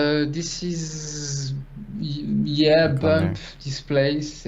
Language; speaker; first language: English; non-native, fluent; French